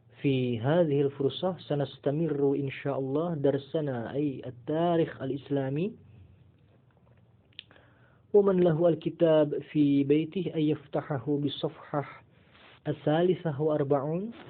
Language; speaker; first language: Arabic; non-native, fluent; Indonesian